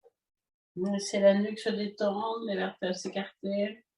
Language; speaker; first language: French; native; French